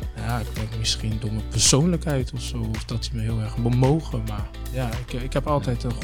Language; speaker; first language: Dutch; early bilingual, other home language; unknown